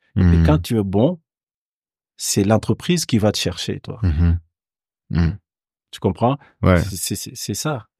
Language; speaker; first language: French; non-native, local second language; Bambara